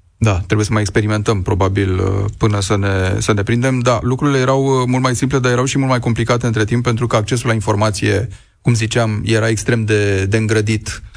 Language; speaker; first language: Romanian; native; Romanian